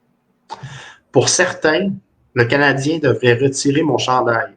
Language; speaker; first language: French; native; French